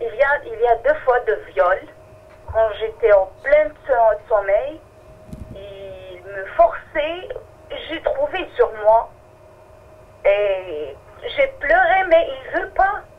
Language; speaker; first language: French; non-native, fluent; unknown